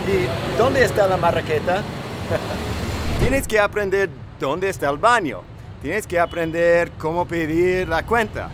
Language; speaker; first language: Spanish; non-native, fluent; English